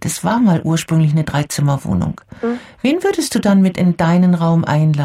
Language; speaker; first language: German; native; German